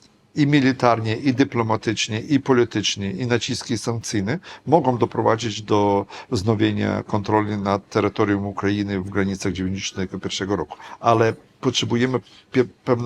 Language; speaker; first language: Polish; non-native, fluent; Ukrainian